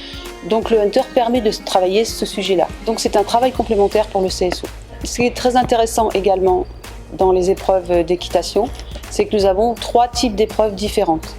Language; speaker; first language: French; native; French